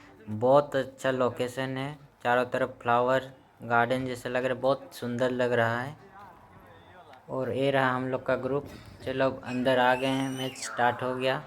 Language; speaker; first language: Hindi; non-native, local second language; Odia